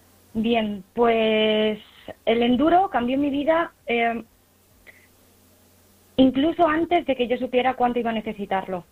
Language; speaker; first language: Spanish; native; Spanish